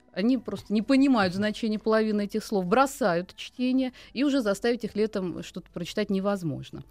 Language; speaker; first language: Russian; native; Russian